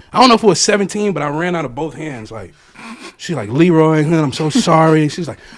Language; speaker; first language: English; native; English